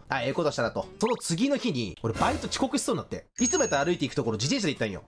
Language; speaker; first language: Japanese; native; Japanese